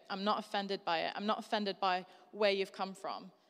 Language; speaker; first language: English; native; English